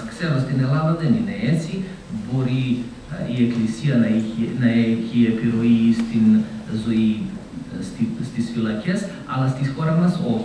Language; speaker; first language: Greek; non-native, fluent; Macedonian